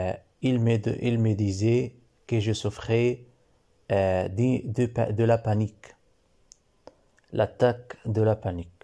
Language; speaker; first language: French; non-native, learner; Arabic